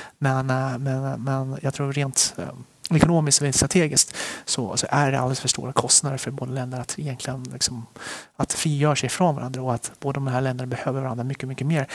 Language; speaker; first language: Swedish; early bilingual, other home language; Chinese